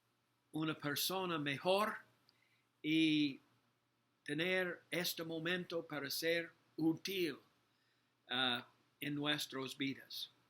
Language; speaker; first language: Spanish; non-native, learner; English